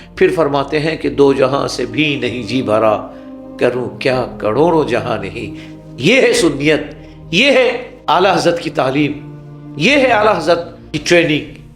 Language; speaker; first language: Urdu; non-native, fluent; Bangla